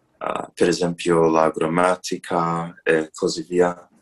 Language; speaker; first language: Italian; non-native, learner; English